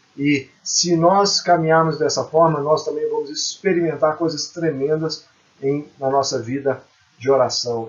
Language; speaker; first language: Portuguese; native; Portuguese